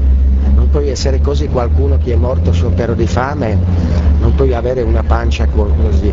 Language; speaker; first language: Italian; non-native, learner; Czech